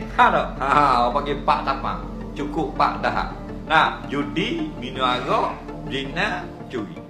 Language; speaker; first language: Malay; native; Malay